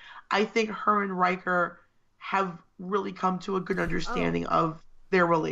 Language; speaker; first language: English; native; English